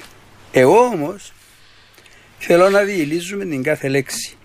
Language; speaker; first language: Greek; native; Greek